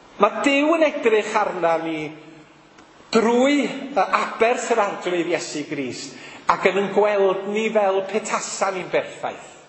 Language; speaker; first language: Welsh; native; Welsh